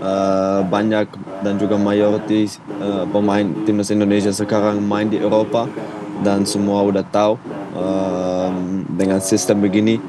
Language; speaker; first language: Indonesian; non-native, fluent; Dutch